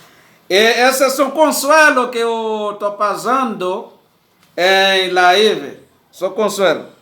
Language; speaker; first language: Portuguese; non-native, learner; Haitian Creole